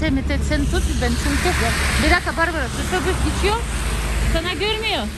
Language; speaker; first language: Turkish; non-native, learner; Russian